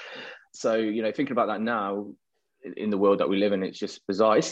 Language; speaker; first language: English; native; English